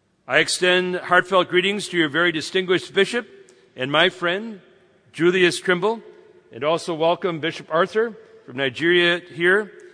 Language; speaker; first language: English; native; English